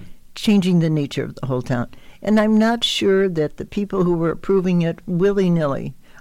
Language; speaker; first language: English; native; English